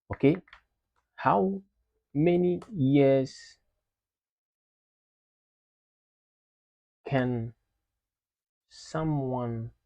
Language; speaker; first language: English; non-native, learner; French